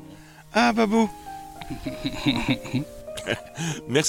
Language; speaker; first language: French; non-native, learner; Dutch